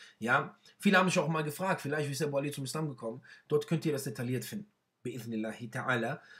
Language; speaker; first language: German; non-native, fluent; Arabic